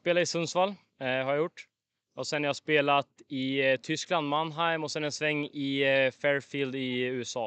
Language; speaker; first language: Swedish; native; Swedish